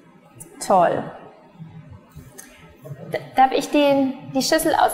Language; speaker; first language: German; native; German